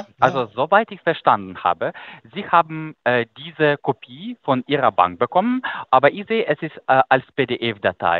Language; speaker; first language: German; non-native, fluent; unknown